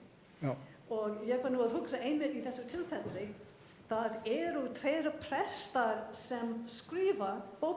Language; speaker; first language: Icelandic; non-native, fluent; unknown